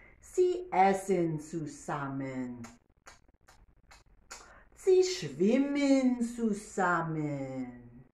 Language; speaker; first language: German; non-native, learner; English